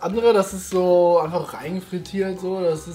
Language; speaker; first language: German; native; German